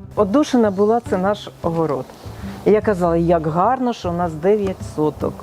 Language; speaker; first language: Ukrainian; non-native, local second language; Russian